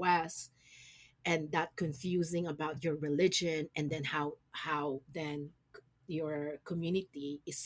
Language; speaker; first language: English; non-native, local second language; Filipino